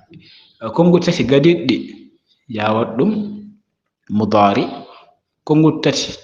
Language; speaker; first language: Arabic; non-native, fluent; Fula